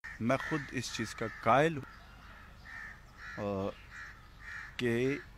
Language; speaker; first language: Urdu; non-native, local second language; Pashto